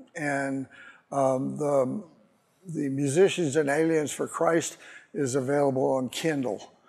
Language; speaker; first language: English; native; English